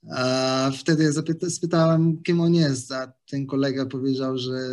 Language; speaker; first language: Polish; non-native, learner; Arabic